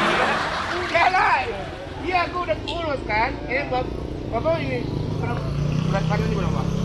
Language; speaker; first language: Indonesian; non-native, learner; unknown